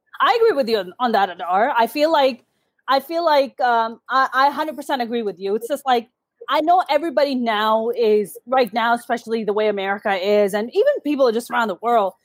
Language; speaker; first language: English; early bilingual, other home language; Urdu